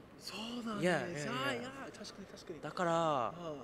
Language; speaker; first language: Japanese; non-native, learner; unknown